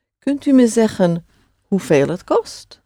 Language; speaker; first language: Dutch; non-native, fluent; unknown